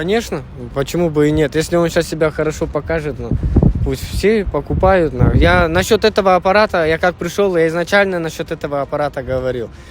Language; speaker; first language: Russian; native; Russian